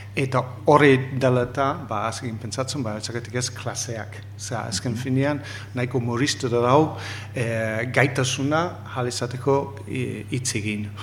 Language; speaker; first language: Basque; non-native, fluent; English